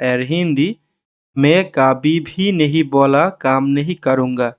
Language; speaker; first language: Hindi; non-native, learner; Bangla